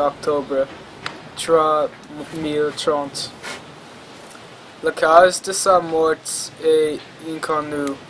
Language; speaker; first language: French; non-native, learner; English